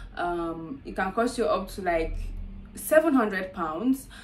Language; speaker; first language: English; non-native, local second language; Yoruba